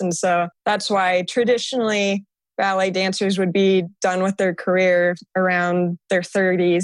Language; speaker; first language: English; native; English